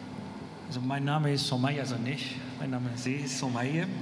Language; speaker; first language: German; non-native, learner; Persian